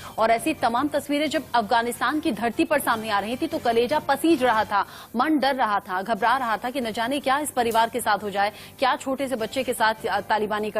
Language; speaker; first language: Hindi; native; Hindi